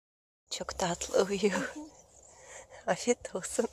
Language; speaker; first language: Turkish; non-native, learner; Russian